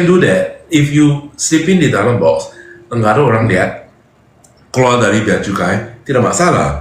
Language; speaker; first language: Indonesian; non-native, fluent; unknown